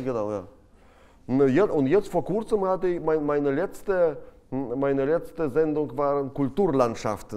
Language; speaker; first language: German; non-native, fluent; Russian